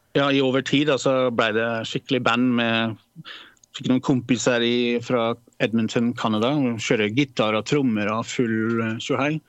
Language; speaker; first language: Norwegian; early bilingual, other home language; Polish